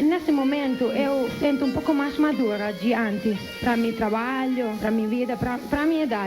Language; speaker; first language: Portuguese; non-native, learner; Italian